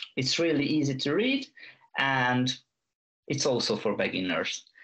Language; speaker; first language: English; non-native, fluent; Hungarian